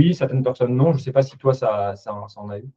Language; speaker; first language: French; native; French